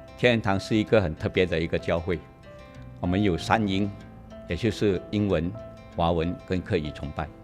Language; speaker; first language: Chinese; non-native, local second language; Hakka Chinese